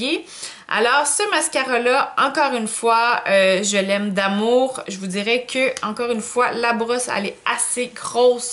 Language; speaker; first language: French; native; French